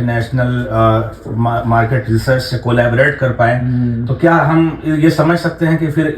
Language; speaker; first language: Hindi; native; Hindi